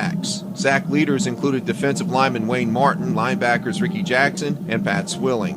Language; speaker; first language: English; native; English